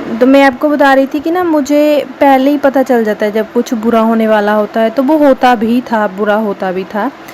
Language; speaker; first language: Hindi; non-native, local second language; Punjabi